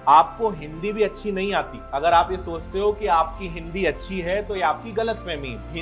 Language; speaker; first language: Hindi; native; Hindi